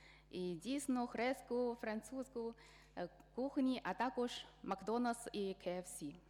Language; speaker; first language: Ukrainian; non-native, fluent; Chinese